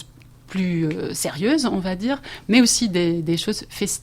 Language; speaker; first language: French; non-native, local second language; Dutch